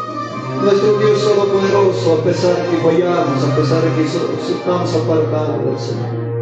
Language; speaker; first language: Spanish; non-native, local second language; Quechua